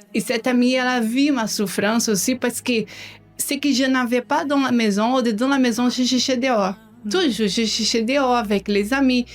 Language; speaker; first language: French; non-native, learner; Portuguese